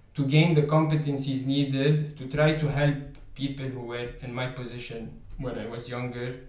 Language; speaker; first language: English; non-native, fluent; Arabic